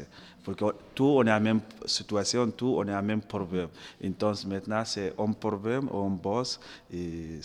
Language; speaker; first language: French; non-native, learner; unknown